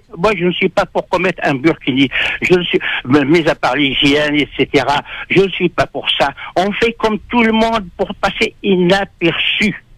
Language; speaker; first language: French; non-native, local second language; Arabic